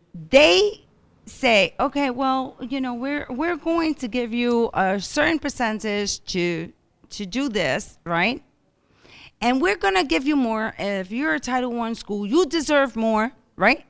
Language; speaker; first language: English; early bilingual, other home language; Spanish